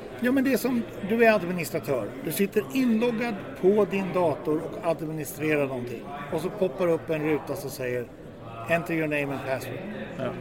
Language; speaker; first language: Swedish; native; Swedish